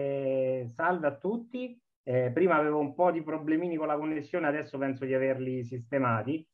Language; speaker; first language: Italian; native; Italian